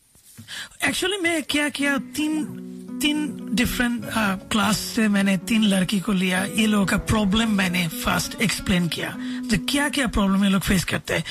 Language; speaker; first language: Hindi; non-native, fluent; Bangla